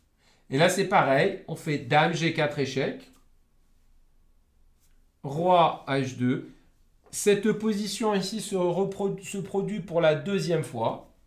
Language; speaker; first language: French; native; French